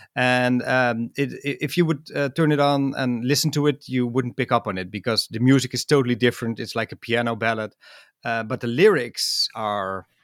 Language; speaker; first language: English; non-native, fluent; Dutch